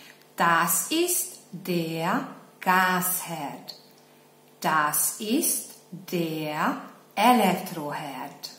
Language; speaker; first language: German; non-native, fluent; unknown